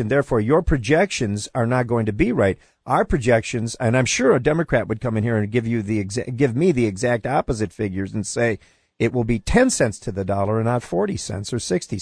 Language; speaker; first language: English; native; English